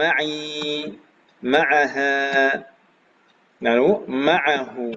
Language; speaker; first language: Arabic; non-native, fluent; Indonesian